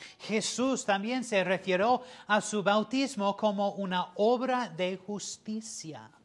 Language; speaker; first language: Spanish; non-native, fluent; English